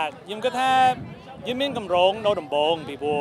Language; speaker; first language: Khmer; early bilingual, heritage; Khmer